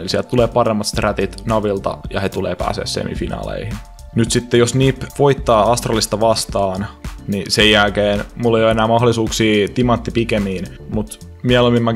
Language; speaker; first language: Finnish; native; Finnish